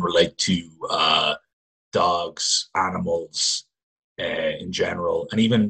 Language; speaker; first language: English; native; English